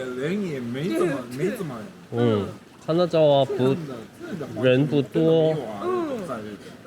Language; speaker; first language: Chinese; non-native, fluent; Korean